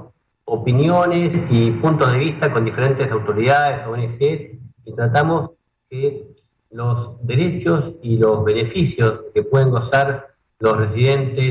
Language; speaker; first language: Spanish; native; Spanish